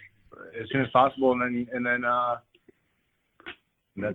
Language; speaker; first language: English; native; English